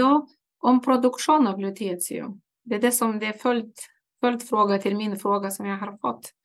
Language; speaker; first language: Swedish; non-native, fluent; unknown